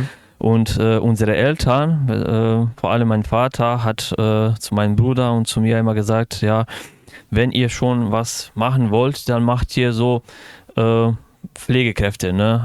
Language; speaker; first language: German; non-native, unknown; Bosnian